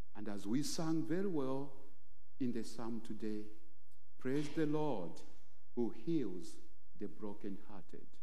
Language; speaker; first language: English; non-native, local second language; Bemba